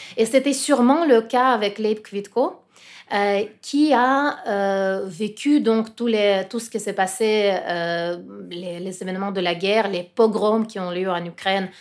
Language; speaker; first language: French; non-native, fluent; Russian